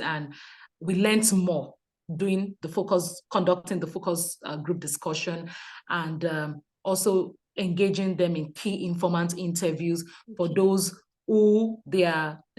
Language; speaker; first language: English; non-native, local second language; Yoruba